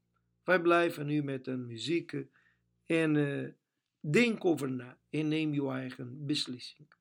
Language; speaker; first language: Dutch; non-native, fluent; Portuguese